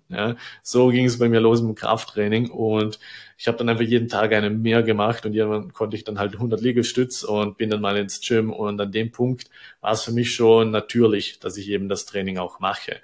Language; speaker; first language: German; native; German